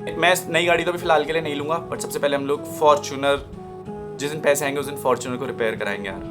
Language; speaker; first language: Hindi; native; Hindi